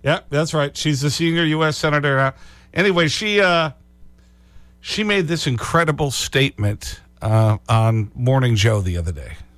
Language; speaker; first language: English; native; English